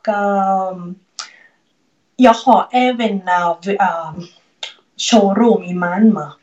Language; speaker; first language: Swedish; non-native, learner; Thai